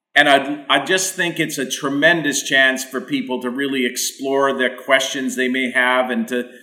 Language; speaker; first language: English; native; English